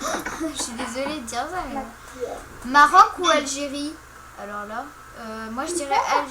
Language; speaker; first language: French; native; French